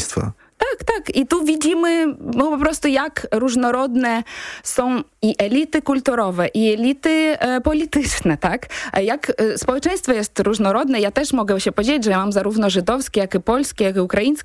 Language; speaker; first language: Polish; non-native, fluent; Ukrainian